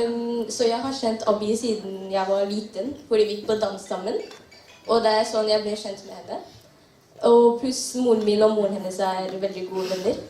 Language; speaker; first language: Norwegian; early bilingual, other home language; Tamil